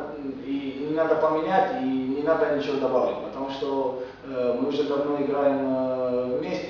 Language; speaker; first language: Russian; non-native, fluent; Romanian